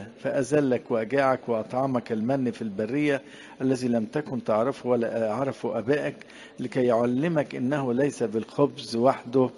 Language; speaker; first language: Arabic; native; Arabic